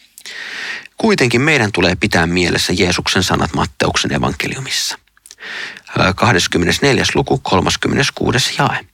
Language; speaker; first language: Finnish; native; Finnish